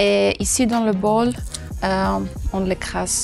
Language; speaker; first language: French; non-native, local second language; Dutch